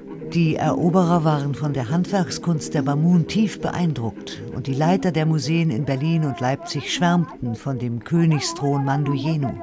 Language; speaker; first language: German; native; German